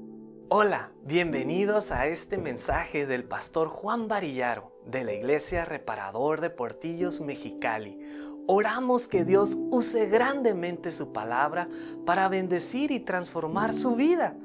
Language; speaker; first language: Spanish; native; Spanish